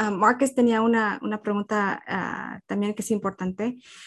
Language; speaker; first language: Spanish; early bilingual, heritage; Spanish